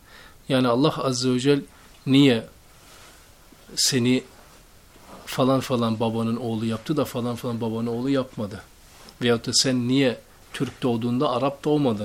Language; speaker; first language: Turkish; native; Turkish